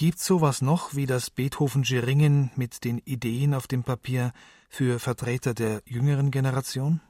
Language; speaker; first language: German; native; German